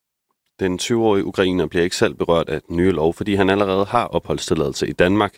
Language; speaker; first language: Danish; native; Danish